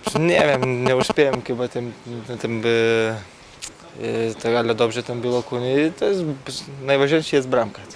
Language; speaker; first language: Polish; non-native, learner; Lithuanian